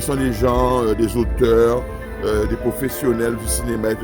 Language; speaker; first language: French; native; French